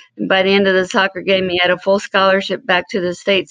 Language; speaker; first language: English; early bilingual, other home language; Spanish